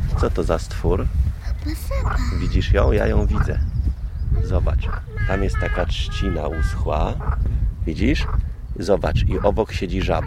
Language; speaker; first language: Polish; native; Polish